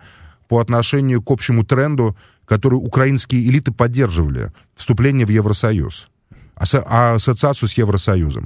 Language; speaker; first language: Russian; native; Russian